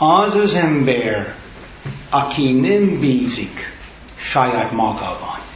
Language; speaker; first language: Hungarian; non-native, learner; English